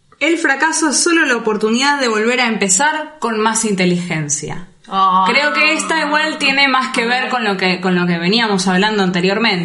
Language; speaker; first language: Spanish; native; Spanish